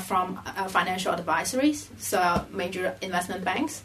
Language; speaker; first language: English; non-native, local second language; Cantonese